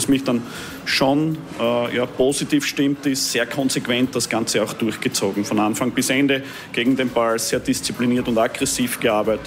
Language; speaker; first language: German; native; German